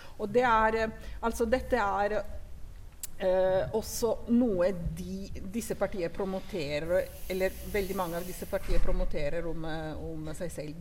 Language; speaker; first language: Norwegian; non-native, fluent; Italian